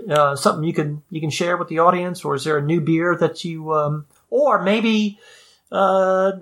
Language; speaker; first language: English; native; English